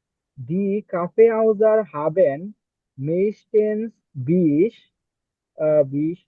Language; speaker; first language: German; non-native, learner; Bangla